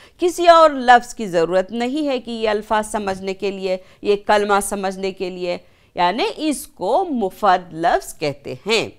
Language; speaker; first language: Urdu; native; Urdu